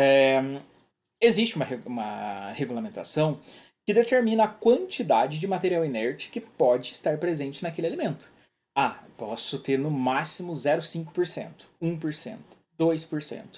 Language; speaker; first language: Portuguese; native; Portuguese